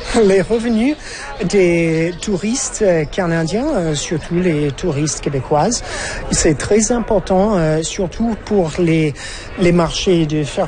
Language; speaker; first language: French; non-native, fluent; English